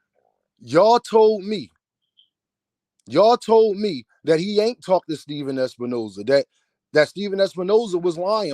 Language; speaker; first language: English; native; English